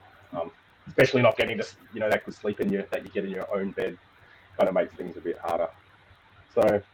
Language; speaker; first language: English; native; English